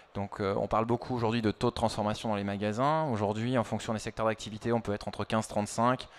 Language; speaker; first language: French; native; French